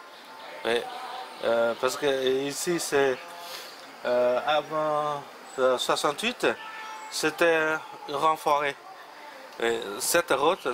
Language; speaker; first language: French; non-native, fluent; Vietnamese